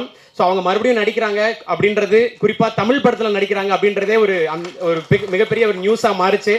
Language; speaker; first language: Tamil; native; Tamil